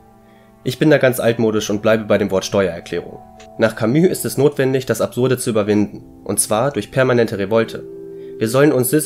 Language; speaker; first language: German; native; German